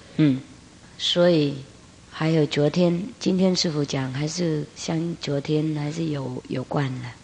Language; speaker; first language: Chinese; non-native, fluent; Vietnamese